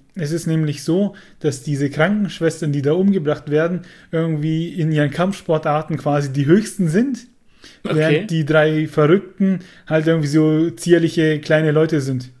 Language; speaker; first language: German; native; German